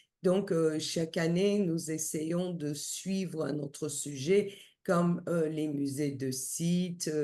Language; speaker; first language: French; non-native, fluent; Turkish